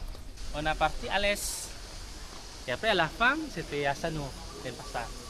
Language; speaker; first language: French; non-native, learner; Balinese